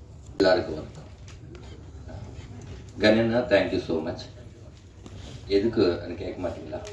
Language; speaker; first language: Tamil; non-native, learner; Telugu